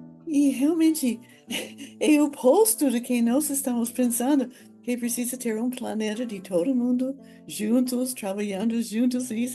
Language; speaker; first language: Portuguese; non-native, fluent; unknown